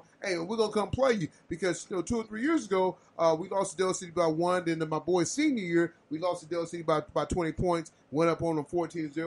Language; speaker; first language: English; native; English